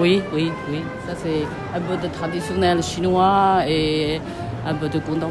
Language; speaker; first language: French; non-native, learner; Chinese